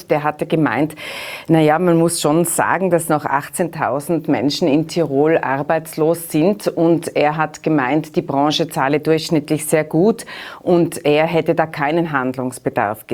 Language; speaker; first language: German; native; German